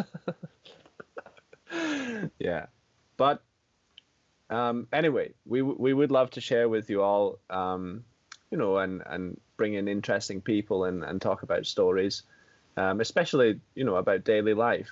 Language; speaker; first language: English; native; English